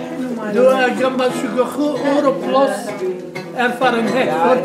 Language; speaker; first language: Swedish; non-native, fluent; Arabic